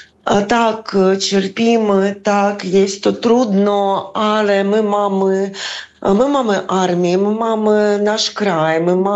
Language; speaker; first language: Polish; non-native, fluent; Ukrainian